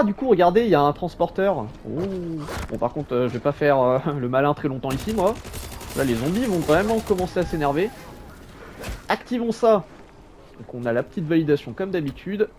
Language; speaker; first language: French; native; French